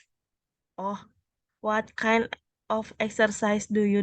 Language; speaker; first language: English; non-native, learner; Indonesian